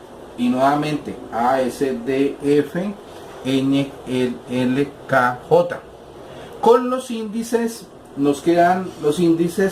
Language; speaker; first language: Spanish; native; Spanish